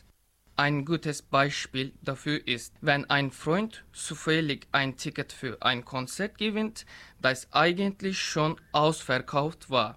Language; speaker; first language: German; non-native, learner; Turkish